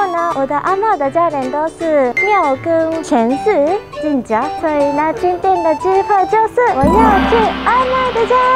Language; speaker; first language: Chinese; non-native, fluent; Japanese